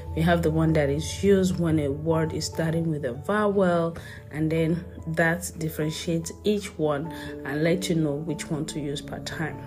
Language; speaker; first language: English; non-native, local second language; Yoruba